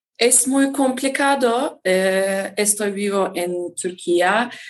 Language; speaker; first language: Spanish; non-native, learner; Turkish